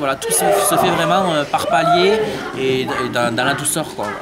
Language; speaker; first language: French; native; French